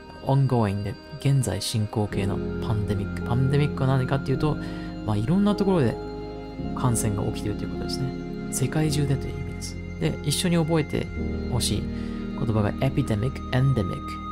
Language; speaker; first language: Japanese; native; Japanese